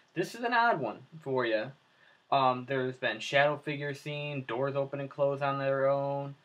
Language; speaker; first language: English; native; English